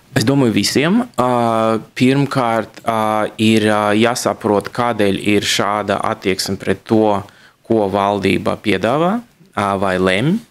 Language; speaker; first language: Latvian; native; Latvian